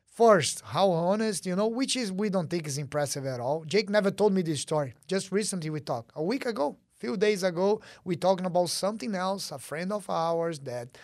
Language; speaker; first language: English; early bilingual, other home language; Portuguese